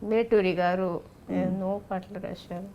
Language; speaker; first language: Telugu; non-native, local second language; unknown